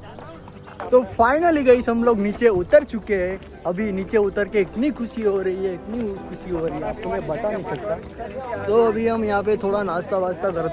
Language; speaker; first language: Hindi; non-native, local second language; Gujarati